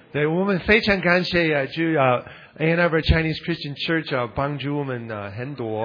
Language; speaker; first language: Chinese; non-native, learner; English